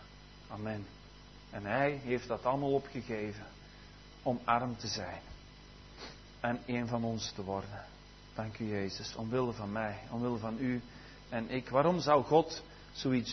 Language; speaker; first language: Dutch; native; Dutch